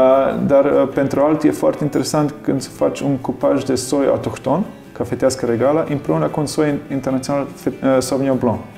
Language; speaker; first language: Romanian; non-native, learner; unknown